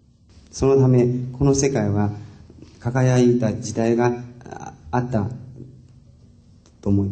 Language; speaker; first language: Japanese; non-native, fluent; Chinese